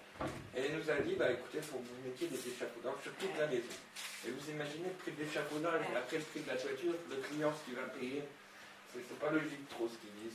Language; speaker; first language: French; native; French